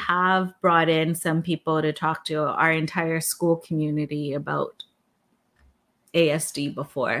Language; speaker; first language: English; non-native, local second language; Filipino